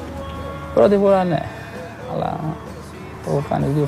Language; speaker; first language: Greek; non-native, fluent; Albanian